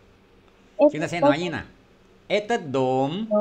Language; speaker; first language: Vietnamese; native; Vietnamese